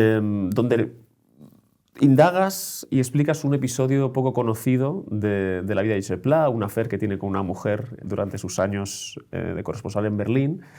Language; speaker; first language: Spanish; native; Spanish